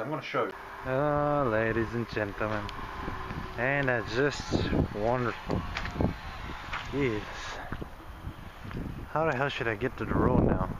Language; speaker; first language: English; non-native, fluent; Bulgarian